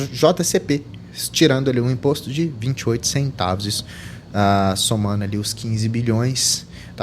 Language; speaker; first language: Portuguese; native; Portuguese